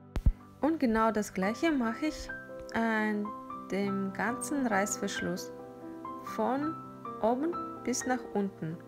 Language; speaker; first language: German; non-native, fluent; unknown